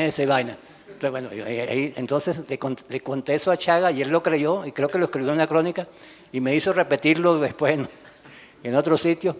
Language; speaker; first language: Spanish; native; Spanish